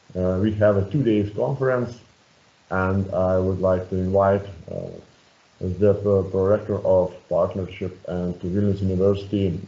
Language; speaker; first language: English; non-native, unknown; Lithuanian